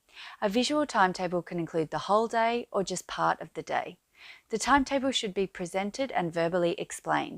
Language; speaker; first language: English; native; English